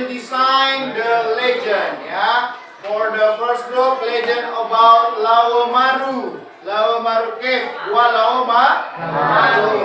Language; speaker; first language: English; non-native, fluent; Indonesian